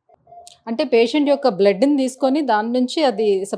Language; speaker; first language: Telugu; native; Telugu